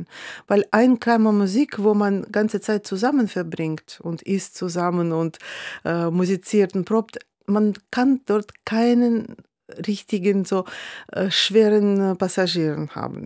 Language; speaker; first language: German; non-native, fluent; Russian